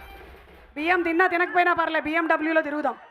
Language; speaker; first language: Telugu; native; Telugu